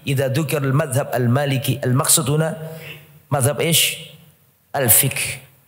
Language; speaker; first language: Arabic; non-native, fluent; Indonesian